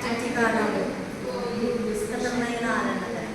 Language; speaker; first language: Malayalam; native; Malayalam